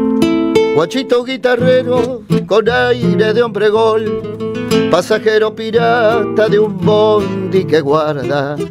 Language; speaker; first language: Spanish; native; Spanish